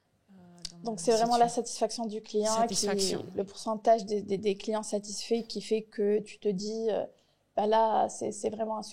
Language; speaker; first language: French; native; French